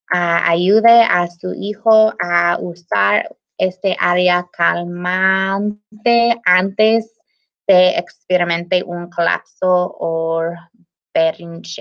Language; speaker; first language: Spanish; non-native, learner; English